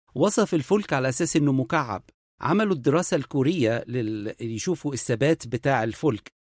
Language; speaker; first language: Egyptian Arabic; native; Egyptian Arabic